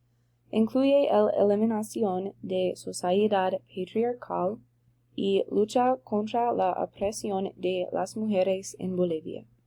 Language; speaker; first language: Spanish; non-native, learner; English